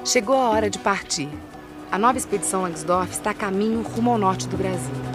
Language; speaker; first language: Portuguese; native; Portuguese